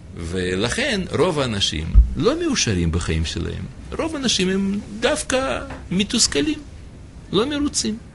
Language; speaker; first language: Hebrew; non-native, fluent; English